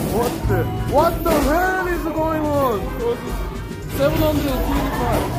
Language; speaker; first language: English; non-native, learner; Korean